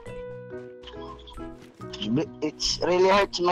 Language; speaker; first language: English; non-native, local second language; Cebuano